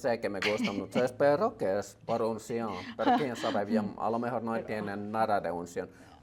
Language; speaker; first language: Spanish; non-native, learner; Finnish